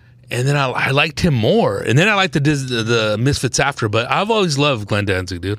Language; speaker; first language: English; early bilingual, other home language; Spanish